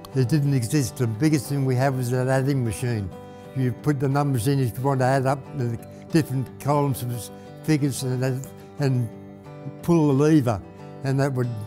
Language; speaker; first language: English; native; English